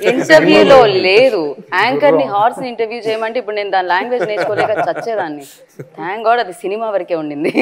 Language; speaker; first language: Telugu; native; Telugu